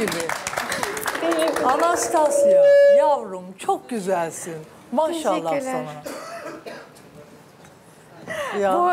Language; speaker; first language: Turkish; native; Turkish